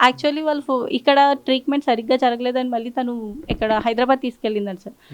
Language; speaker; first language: Telugu; non-native, local second language; Urdu